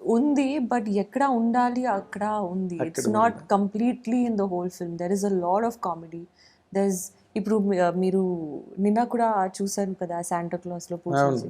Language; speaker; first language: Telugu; non-native, learner; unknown